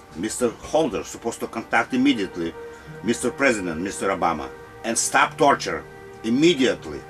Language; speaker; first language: English; non-native, learner; Russian